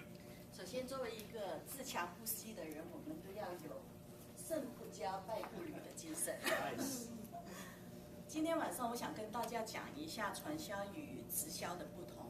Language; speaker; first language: Chinese; native; Chinese